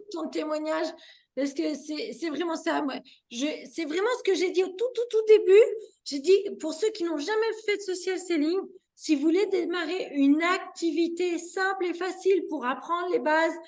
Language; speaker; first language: French; native; French